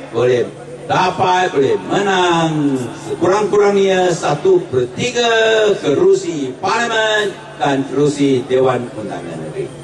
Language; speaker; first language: Malay; non-native, local second language; Chinese